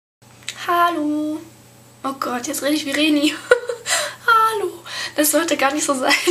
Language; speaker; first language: German; native; German